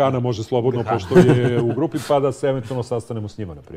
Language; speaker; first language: Serbian; native; Serbian